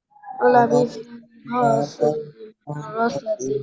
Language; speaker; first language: Arabic; non-native, learner; Bangla